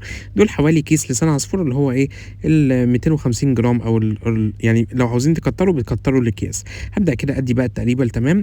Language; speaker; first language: Arabic; native; Arabic